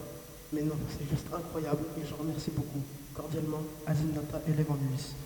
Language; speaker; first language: French; native; French